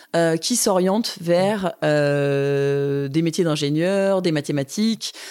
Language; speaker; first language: French; native; French